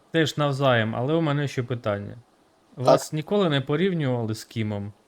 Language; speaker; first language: Ukrainian; native; Ukrainian